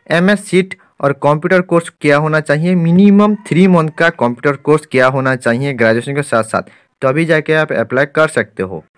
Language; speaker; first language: Hindi; non-native, local second language; Bangla